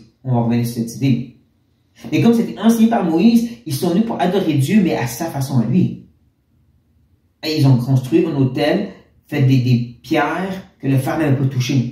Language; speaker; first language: French; native; French